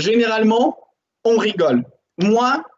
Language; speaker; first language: French; non-native, fluent; Portuguese